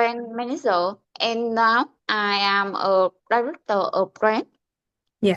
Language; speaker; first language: English; non-native, learner; Vietnamese